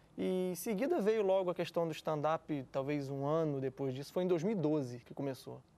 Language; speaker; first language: Portuguese; native; Portuguese